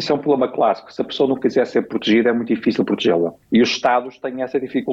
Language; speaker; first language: Portuguese; native; Portuguese